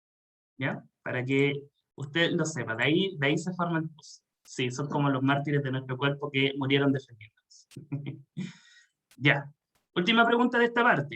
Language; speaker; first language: Spanish; native; Spanish